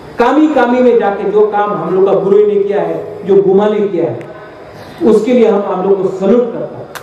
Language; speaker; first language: Hindi; non-native, local second language; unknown